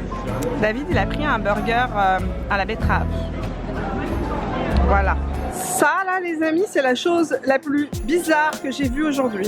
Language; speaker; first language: French; native; French